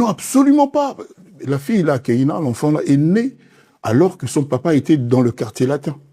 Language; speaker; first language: French; non-native, local second language; Lingala